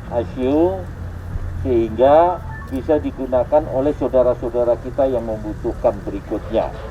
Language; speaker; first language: Indonesian; native; Indonesian